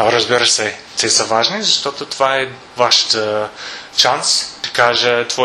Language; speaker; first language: Bulgarian; non-native, learner; English